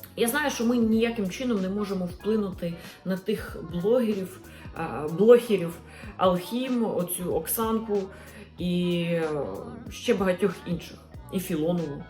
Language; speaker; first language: Ukrainian; non-native, local second language; Russian